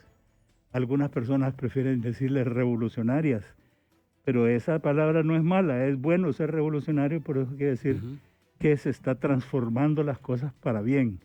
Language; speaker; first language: Spanish; native; Spanish